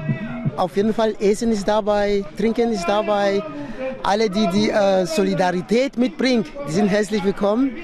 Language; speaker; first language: German; non-native, fluent; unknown